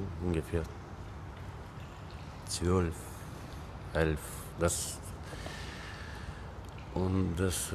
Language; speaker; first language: German; non-native, learner; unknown